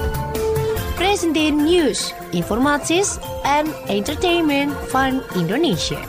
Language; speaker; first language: Dutch; non-native, fluent; Indonesian